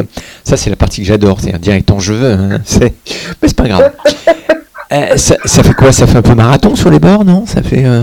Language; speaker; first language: French; native; French